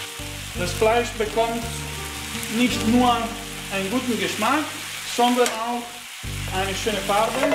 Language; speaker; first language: German; non-native, fluent; Italian